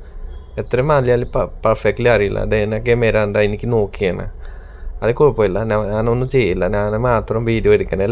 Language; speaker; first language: Malayalam; non-native, learner; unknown